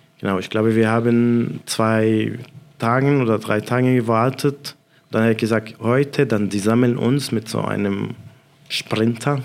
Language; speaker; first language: German; non-native, fluent; Arabic